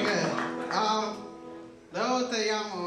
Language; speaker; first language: Spanish; early bilingual, heritage; Spanish